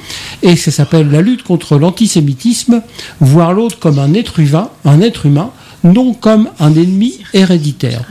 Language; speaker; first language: French; native; French